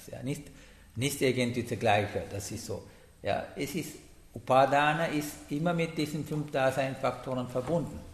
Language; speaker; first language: German; non-native, learner; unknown